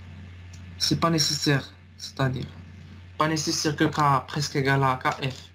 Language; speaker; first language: French; non-native, local second language; Arabic